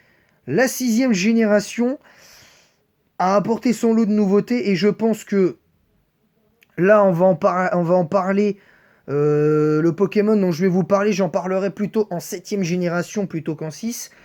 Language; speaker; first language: French; native; French